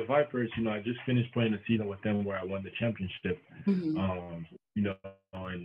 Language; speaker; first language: English; non-native, local second language; French